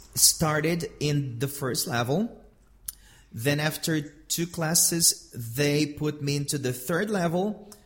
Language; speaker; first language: English; non-native, fluent; Portuguese